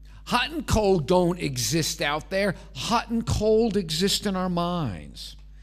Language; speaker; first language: English; native; English